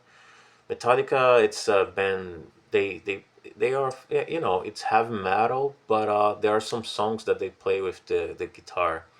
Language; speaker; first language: English; non-native, fluent; Portuguese